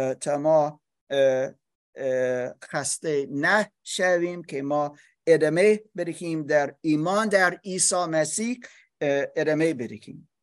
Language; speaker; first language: Persian; non-native, learner; English